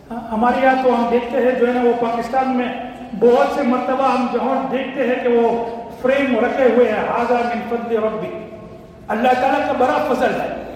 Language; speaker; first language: Urdu; non-native, fluent; English